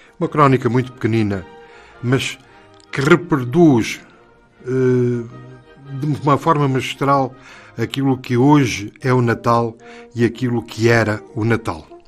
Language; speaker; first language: Portuguese; native; Portuguese